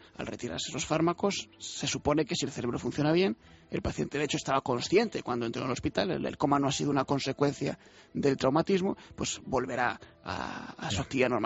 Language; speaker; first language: Spanish; native; Spanish